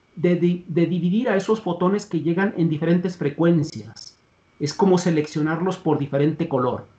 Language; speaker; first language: Spanish; native; Spanish